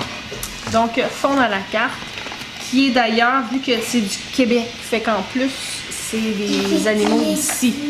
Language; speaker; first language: French; native; French